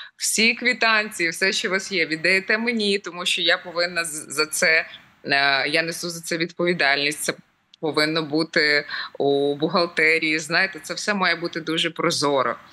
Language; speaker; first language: Ukrainian; native; Ukrainian